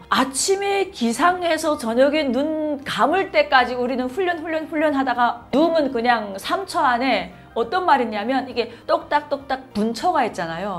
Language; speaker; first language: Korean; native; Korean